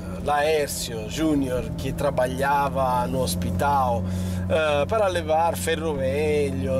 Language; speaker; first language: Portuguese; non-native, fluent; Italian